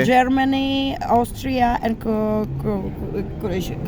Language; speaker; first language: English; non-native, fluent; Czech